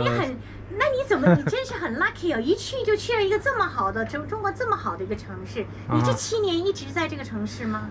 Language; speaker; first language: Chinese; native; Chinese